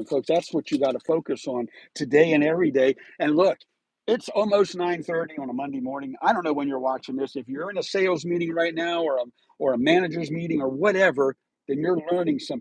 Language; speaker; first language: English; native; English